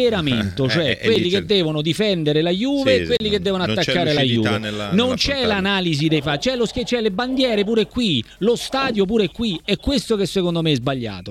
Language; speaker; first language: Italian; native; Italian